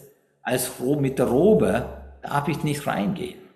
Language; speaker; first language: German; non-native, fluent; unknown